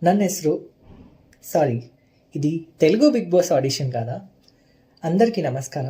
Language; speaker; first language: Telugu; non-native, local second language; Kannada